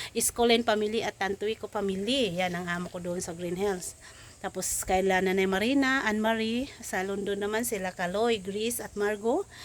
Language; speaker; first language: Filipino; non-native, local second language; Cebuano